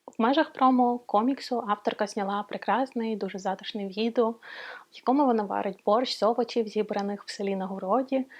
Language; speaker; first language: Ukrainian; non-native, local second language; Russian